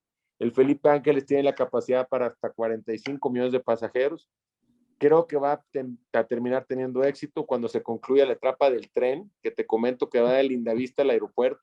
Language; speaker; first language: Spanish; native; Spanish